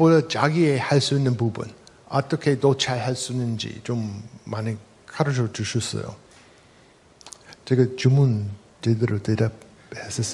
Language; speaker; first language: Korean; non-native, fluent; English